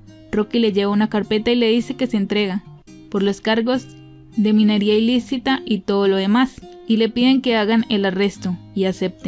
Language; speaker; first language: Spanish; native; Spanish